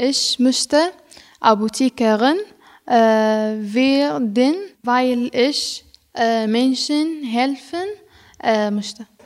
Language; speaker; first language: German; non-native, learner; Arabic